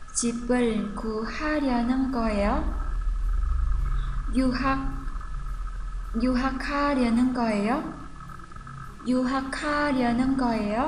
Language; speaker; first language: Korean; non-native, fluent; Vietnamese